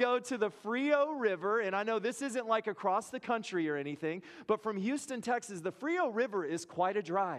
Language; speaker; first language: English; native; English